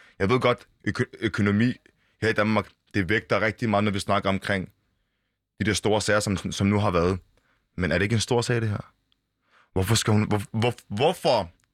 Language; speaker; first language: Danish; early bilingual, other home language; Arabic